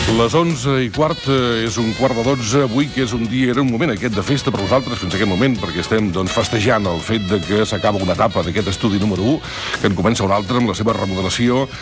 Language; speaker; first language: Catalan; native; Catalan